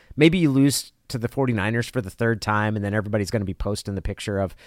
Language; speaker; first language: English; native; English